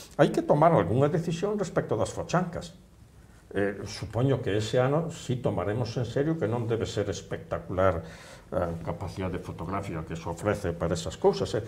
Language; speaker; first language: Galician; native; Galician